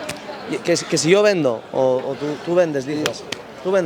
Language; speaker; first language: Spanish; native; Spanish